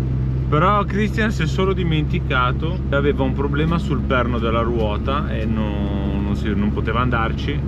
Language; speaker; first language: Italian; native; Italian